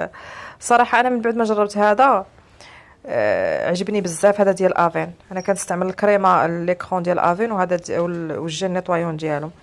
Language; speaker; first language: Arabic; native; Arabic